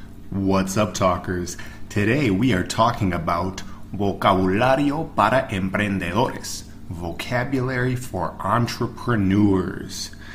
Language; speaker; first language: English; native; English